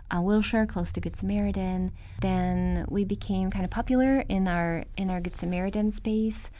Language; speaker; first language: English; early bilingual, other home language; Norwegian